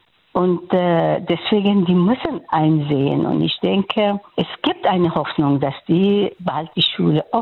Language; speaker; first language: German; non-native, fluent; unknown